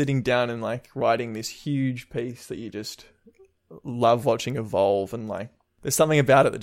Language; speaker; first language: English; native; English